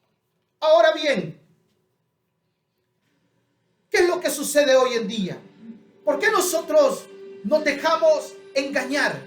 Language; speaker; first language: Spanish; native; Spanish